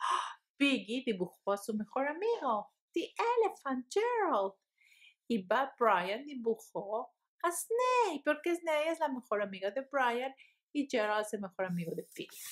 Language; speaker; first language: Spanish; early bilingual, heritage; Spanish